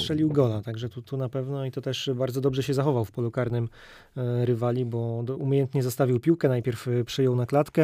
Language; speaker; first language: Polish; native; Polish